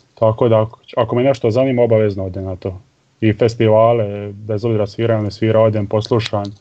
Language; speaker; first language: Croatian; native; Croatian